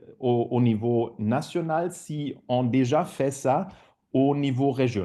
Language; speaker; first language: French; non-native, fluent; German